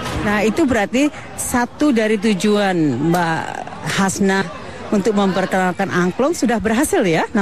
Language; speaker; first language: Indonesian; native; Indonesian